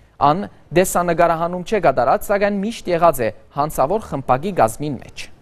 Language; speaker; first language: Armenian; early bilingual, heritage; Armenian